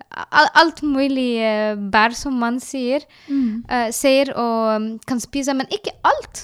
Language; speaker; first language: Norwegian; non-native, learner; Arabic